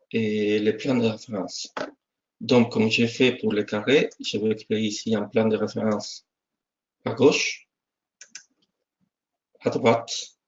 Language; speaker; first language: French; non-native, fluent; Spanish